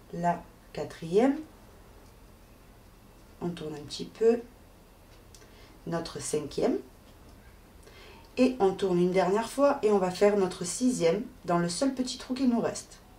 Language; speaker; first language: French; native; French